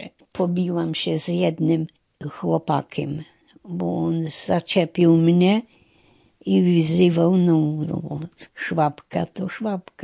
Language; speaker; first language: Polish; non-native, local second language; German